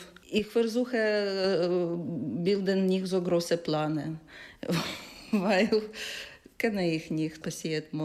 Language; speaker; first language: German; non-native, learner; Ukrainian